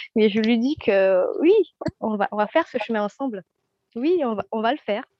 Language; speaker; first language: French; non-native, local second language; Malagasy